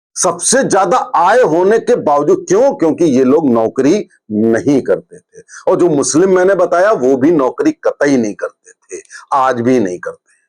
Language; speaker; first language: Hindi; native; Hindi